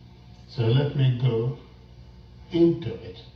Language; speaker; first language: English; non-native, local second language; Igbo